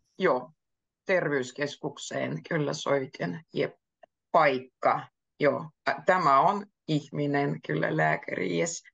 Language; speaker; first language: Finnish; native; Finnish